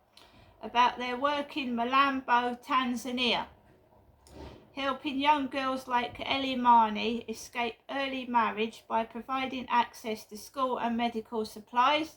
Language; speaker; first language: English; native; English